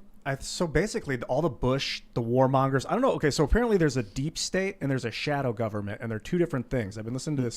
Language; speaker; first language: English; native; English